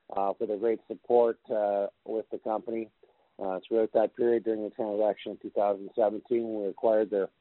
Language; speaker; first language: English; native; English